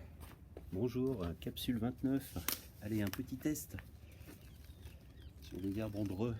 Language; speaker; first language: French; native; French